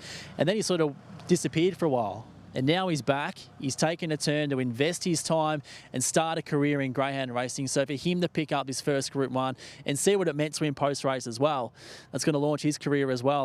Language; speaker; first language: English; native; English